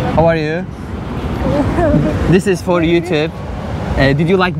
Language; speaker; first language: English; non-native, learner; Turkish